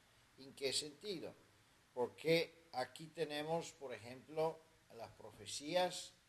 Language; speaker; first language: Spanish; non-native, fluent; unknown